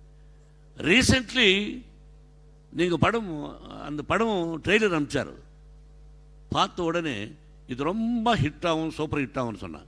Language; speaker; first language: Tamil; non-native, learner; Telugu